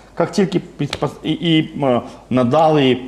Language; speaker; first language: Ukrainian; non-native, fluent; Georgian